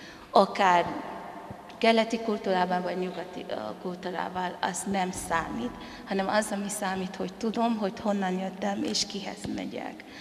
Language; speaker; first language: Hungarian; non-native, fluent; Tongan